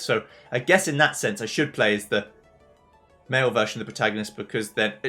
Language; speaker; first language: English; native; English